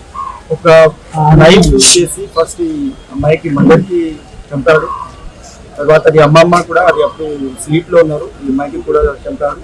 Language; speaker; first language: Telugu; non-native, local second language; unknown